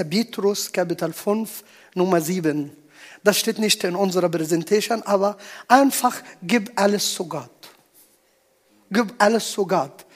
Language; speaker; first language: German; non-native, learner; Arabic